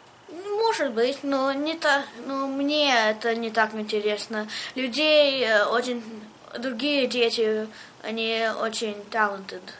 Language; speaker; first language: Russian; early bilingual, heritage; Russian